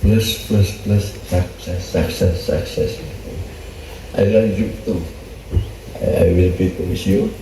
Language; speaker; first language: English; non-native, learner; Indonesian